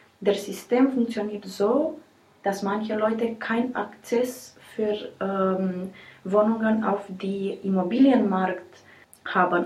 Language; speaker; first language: German; non-native, learner; Romanian